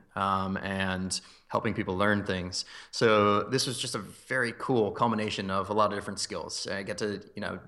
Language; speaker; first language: English; native; English